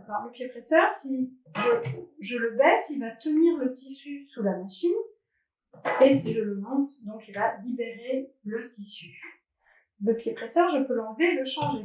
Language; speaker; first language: French; native; French